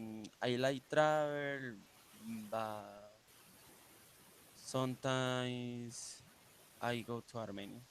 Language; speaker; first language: English; non-native, learner; Spanish